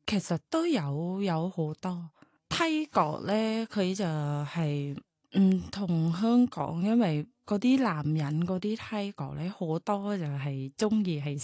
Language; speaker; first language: Cantonese; non-native, learner; Thai